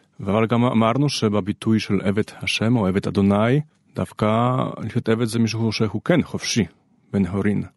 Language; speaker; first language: Hebrew; non-native, fluent; Polish